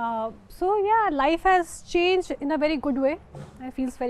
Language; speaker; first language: Telugu; non-native, local second language; Hindi